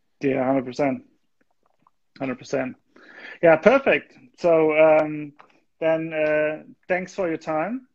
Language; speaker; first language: English; non-native, fluent; German